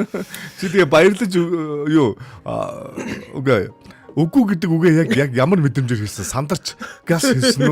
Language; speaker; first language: Mongolian; native; Mongolian